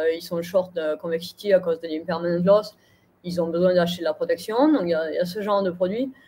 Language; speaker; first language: French; native; French